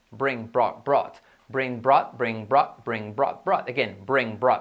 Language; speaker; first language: English; non-native, fluent; Spanish